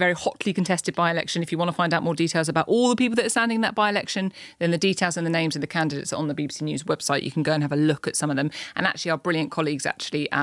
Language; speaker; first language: English; native; English